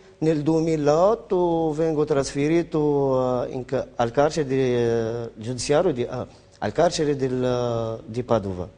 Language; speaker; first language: Italian; non-native, fluent; Arabic